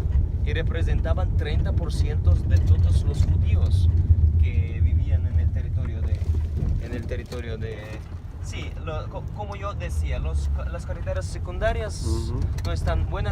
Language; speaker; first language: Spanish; non-native, fluent; Ukrainian